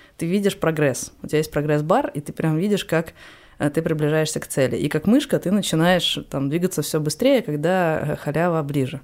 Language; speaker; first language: Russian; native; Russian